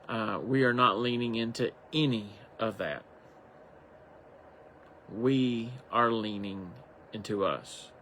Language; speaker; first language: English; native; English